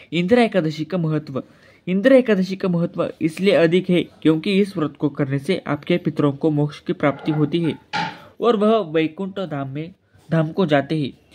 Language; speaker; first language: Hindi; non-native, local second language; Marathi